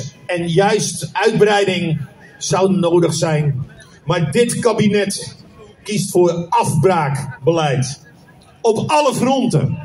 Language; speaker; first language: Dutch; native; Dutch